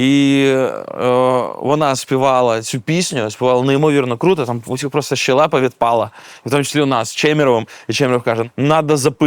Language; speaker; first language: Ukrainian; native; Ukrainian